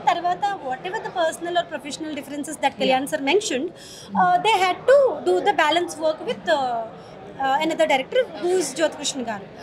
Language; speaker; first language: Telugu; non-native, local second language; Marathi